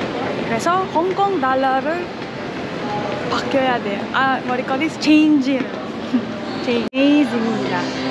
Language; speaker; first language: Korean; non-native, learner; Cebuano